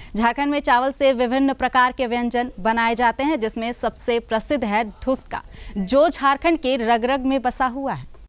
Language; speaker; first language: Hindi; native; Hindi